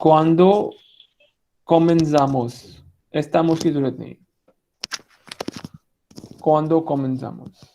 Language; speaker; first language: Spanish; non-native, fluent; Hindi